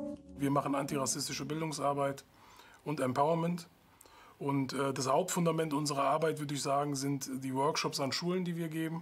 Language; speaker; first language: German; native; German